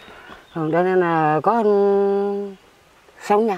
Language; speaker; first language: Vietnamese; non-native, local second language; Hmong